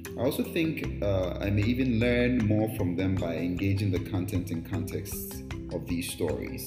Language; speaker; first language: English; non-native, local second language; Akan